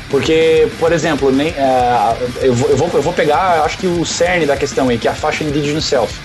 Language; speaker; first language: Portuguese; native; Portuguese